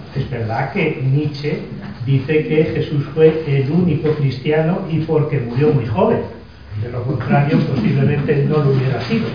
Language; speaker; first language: Spanish; native; Spanish